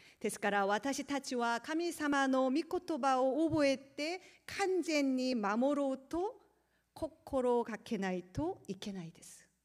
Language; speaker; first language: Japanese; non-native, learner; Korean